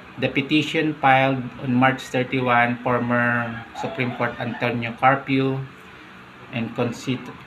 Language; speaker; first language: English; non-native, local second language; Filipino